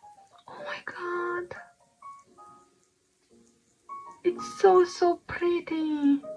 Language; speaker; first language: English; non-native, fluent; Romanian